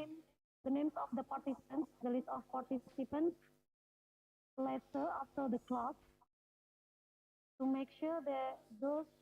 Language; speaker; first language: English; non-native, fluent; Indonesian